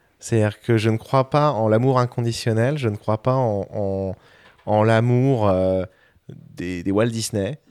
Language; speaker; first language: French; native; French